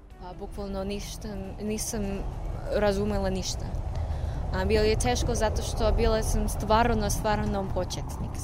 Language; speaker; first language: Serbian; non-native, learner; English